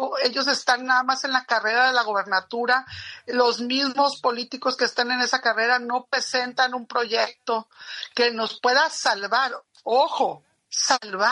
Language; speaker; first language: Spanish; native; Spanish